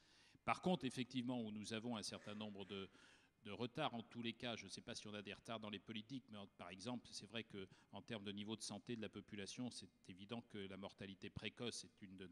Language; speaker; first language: French; native; French